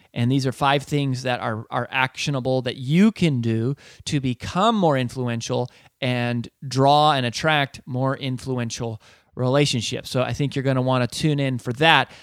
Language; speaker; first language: English; native; English